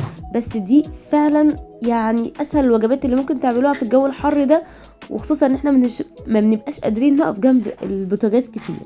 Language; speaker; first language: Arabic; native; Arabic